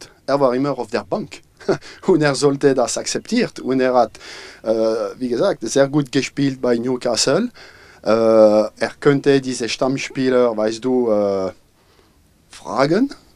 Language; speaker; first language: German; non-native, fluent; French